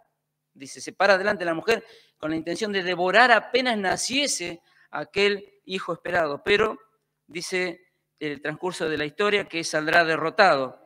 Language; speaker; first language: Spanish; native; Spanish